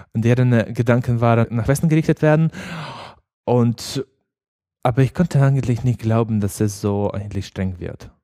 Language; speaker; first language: German; non-native, learner; Ukrainian